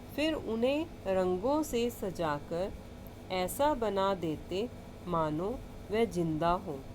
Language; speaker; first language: Hindi; non-native, local second language; Punjabi